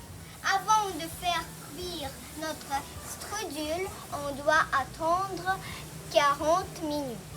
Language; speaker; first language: French; early bilingual, heritage; French